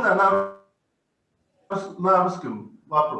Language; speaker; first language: Russian; non-native, local second language; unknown